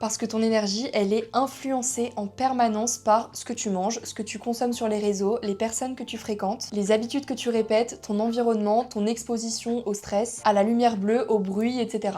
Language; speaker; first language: French; native; French